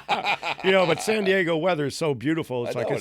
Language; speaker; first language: English; native; English